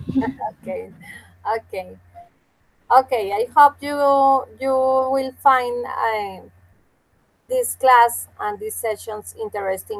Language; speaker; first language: English; non-native, fluent; Spanish